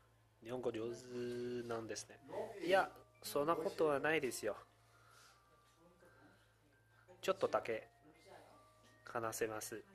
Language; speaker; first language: Japanese; non-native, learner; Chinese